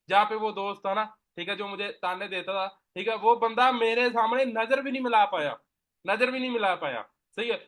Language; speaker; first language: Hindi; non-native, local second language; Punjabi